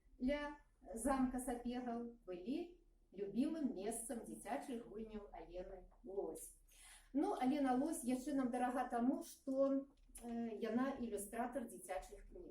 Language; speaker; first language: Belarusian; native; Belarusian